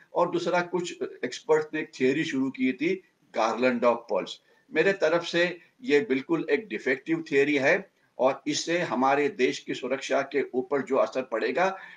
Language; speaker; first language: Hindi; non-native, local second language; Marathi